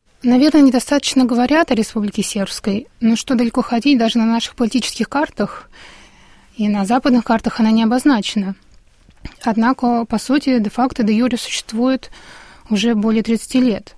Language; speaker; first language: Russian; native; Russian